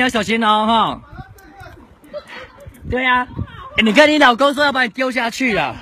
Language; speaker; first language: Chinese; native; Chinese